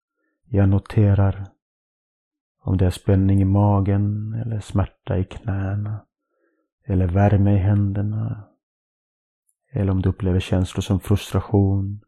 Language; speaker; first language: Swedish; non-native, fluent; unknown